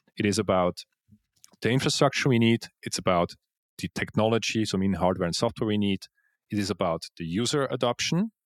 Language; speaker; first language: English; non-native, fluent; Swiss German